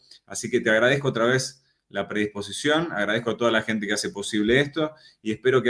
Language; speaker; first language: Spanish; native; Spanish